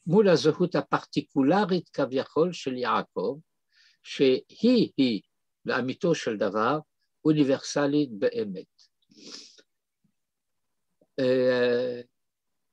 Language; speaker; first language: Hebrew; non-native, fluent; French